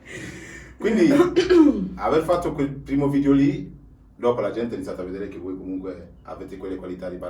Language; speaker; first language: Italian; native; Italian